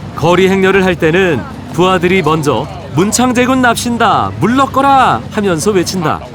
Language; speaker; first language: Korean; native; Korean